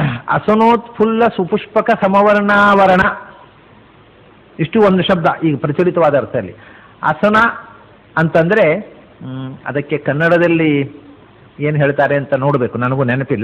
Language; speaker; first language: Kannada; native; Kannada